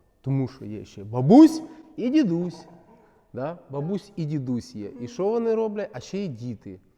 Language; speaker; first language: Ukrainian; non-native, local second language; Russian